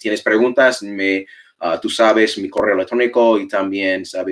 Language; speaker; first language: Spanish; non-native, fluent; English